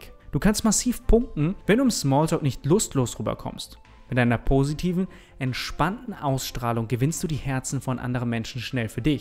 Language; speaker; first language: German; native; German